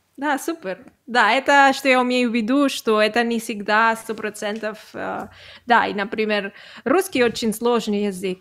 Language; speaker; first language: Russian; non-native, learner; Catalan